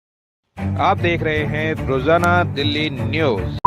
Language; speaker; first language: Hindi; native; Hindi